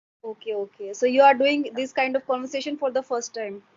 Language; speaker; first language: English; non-native, local second language; Hindi